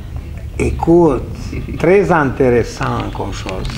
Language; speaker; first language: French; non-native, fluent; Romanian